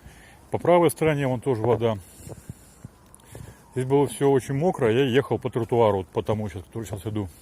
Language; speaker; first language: Russian; native; Russian